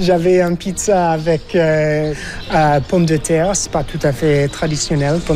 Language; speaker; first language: French; non-native, fluent; English